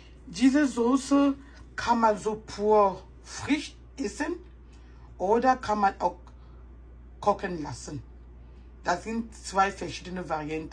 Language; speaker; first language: German; non-native, fluent; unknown